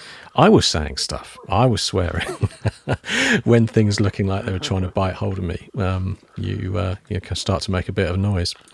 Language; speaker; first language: English; native; English